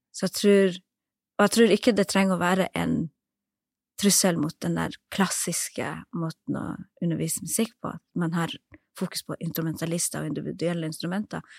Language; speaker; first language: Norwegian; early bilingual, other home language; Somali